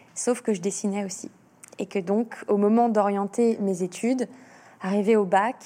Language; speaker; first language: French; native; French